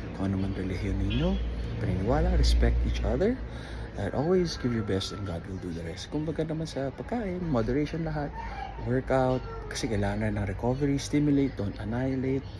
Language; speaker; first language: Filipino; native; Filipino